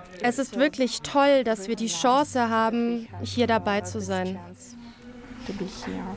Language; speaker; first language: German; non-native, fluent; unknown